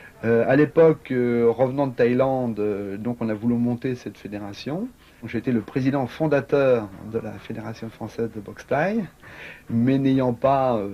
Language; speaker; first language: French; native; French